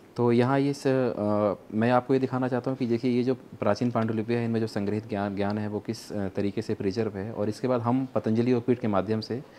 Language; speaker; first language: Hindi; native; Hindi